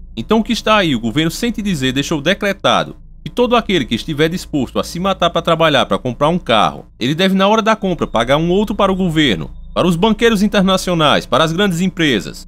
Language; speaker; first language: Portuguese; native; Portuguese